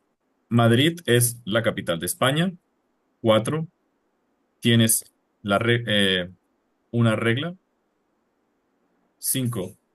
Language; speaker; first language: Spanish; non-native, fluent; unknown